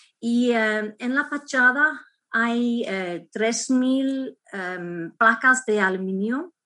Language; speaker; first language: Spanish; non-native, fluent; English